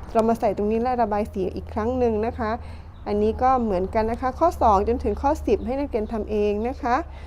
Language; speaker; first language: Thai; non-native, local second language; Pattani Malay